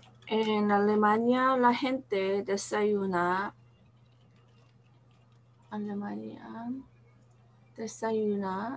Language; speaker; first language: Spanish; non-native, learner; Korean